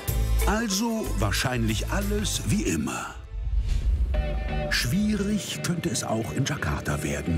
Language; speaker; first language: German; native; German